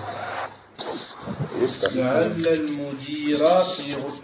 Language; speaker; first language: Arabic; non-native, learner; French